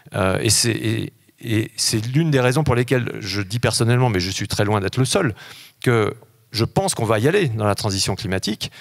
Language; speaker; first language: French; native; French